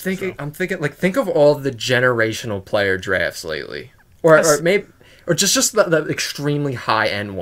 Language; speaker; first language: English; native; English